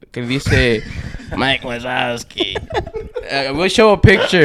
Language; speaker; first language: English; early bilingual, other home language; Spanish